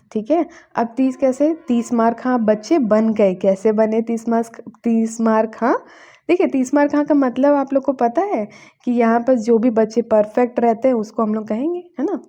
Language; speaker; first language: Hindi; native; Hindi